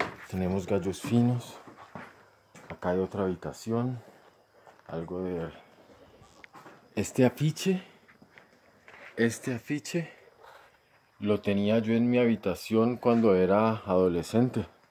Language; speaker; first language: Spanish; native; Spanish